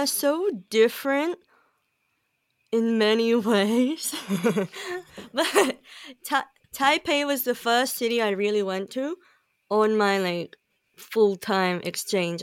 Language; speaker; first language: English; native; English